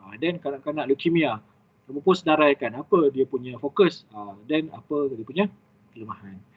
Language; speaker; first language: Malay; native; Malay